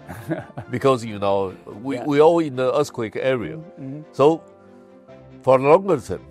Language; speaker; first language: English; non-native, fluent; Chinese